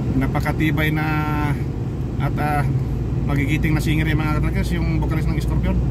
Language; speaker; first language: Filipino; non-native, local second language; Cebuano